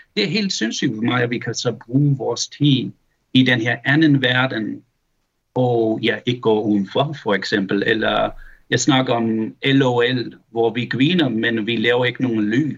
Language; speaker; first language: Danish; early bilingual, heritage; Danish